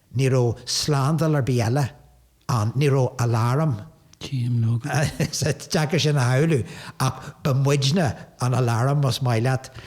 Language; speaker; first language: Irish; non-native, local second language; English